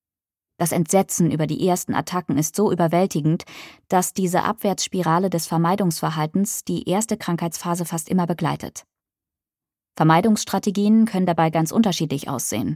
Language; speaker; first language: German; native; German